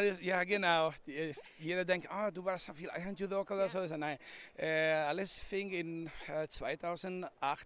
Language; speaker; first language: German; non-native, fluent; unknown